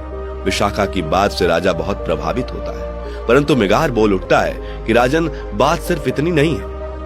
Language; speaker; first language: Hindi; native; Hindi